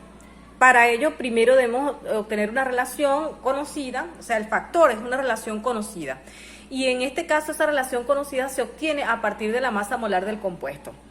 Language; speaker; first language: Spanish; native; Spanish